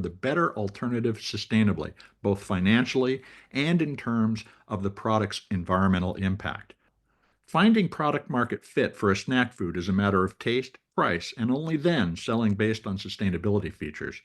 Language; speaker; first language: English; native; English